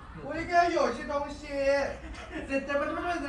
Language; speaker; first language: Chinese; non-native, learner; Japanese